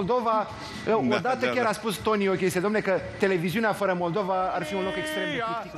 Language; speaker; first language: Romanian; native; Romanian